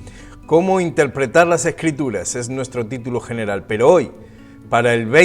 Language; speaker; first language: Spanish; native; Spanish